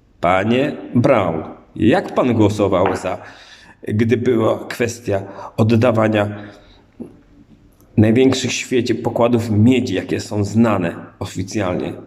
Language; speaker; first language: Polish; native; Polish